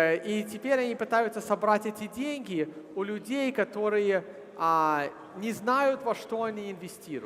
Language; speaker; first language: Russian; early bilingual, heritage; Russian